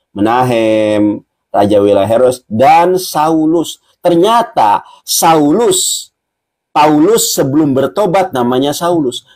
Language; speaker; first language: Indonesian; native; Indonesian